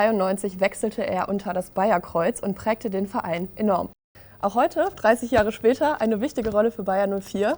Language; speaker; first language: German; native; German